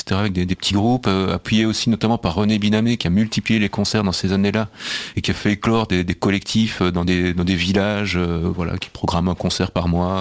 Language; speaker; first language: French; native; French